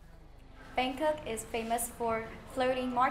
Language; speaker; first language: English; non-native, learner; Vietnamese